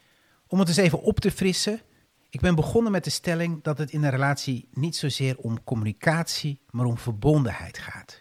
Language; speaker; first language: Dutch; native; Dutch